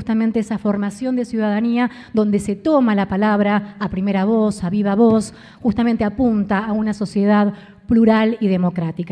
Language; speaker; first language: Spanish; native; Spanish